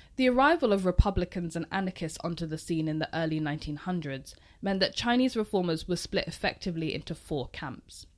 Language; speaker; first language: English; native; English